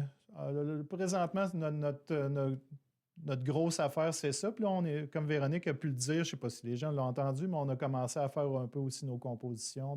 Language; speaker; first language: French; native; French